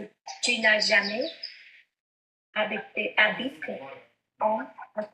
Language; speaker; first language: French; non-native, learner; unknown